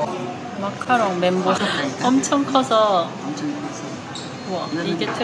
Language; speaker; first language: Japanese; non-native, fluent; Korean